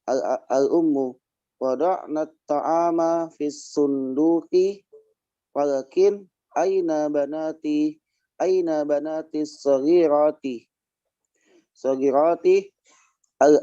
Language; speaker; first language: Arabic; non-native, learner; Indonesian